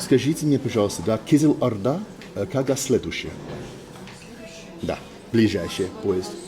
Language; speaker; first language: Russian; non-native, learner; English